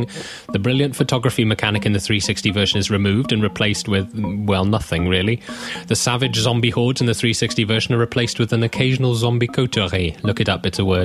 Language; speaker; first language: English; native; English